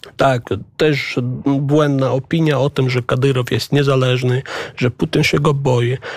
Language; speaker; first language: Polish; non-native, fluent; Chechen